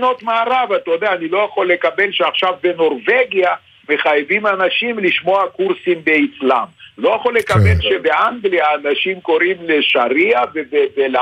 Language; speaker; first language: Hebrew; non-native, fluent; Lithuanian